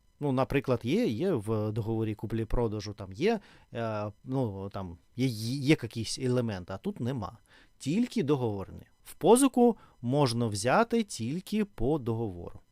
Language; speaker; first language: Ukrainian; non-native, learner; Russian